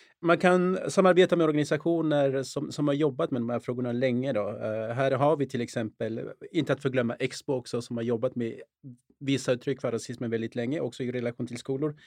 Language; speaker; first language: Swedish; early bilingual, other home language; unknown